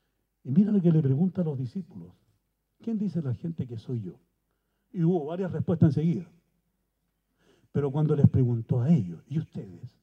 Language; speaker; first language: Spanish; native; Spanish